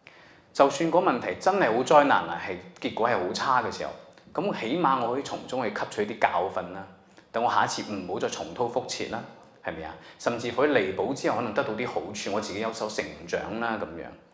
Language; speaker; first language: Cantonese; native; Cantonese